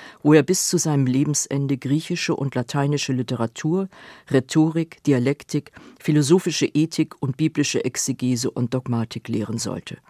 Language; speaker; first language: German; native; German